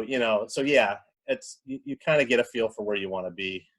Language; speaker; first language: English; native; English